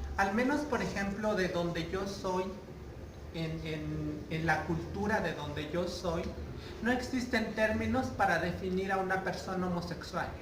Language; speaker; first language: Spanish; non-native, local second language; Nahuatl languages